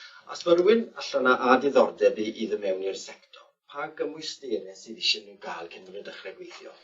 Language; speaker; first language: Welsh; native; Welsh